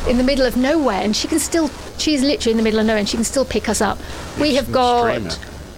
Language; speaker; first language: English; native; English